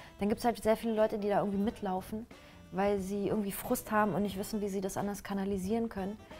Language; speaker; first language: German; early bilingual, other home language; Persian